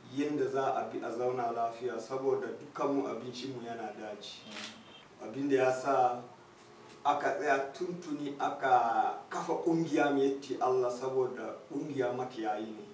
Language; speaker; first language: Hausa; non-native, local second language; Fula